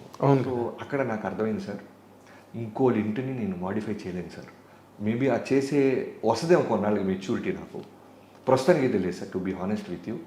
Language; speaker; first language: Telugu; native; Telugu